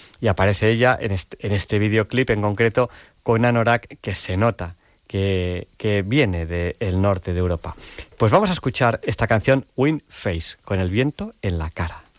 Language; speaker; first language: Spanish; native; Spanish